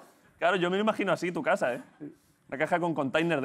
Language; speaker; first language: Spanish; native; Spanish